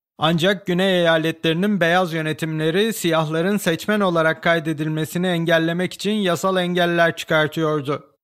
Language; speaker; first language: Turkish; native; Turkish